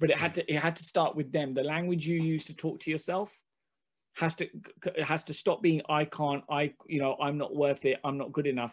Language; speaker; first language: English; non-native, local second language; Hindi